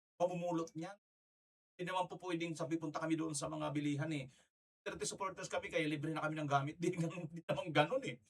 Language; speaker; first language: Filipino; non-native, local second language; Waray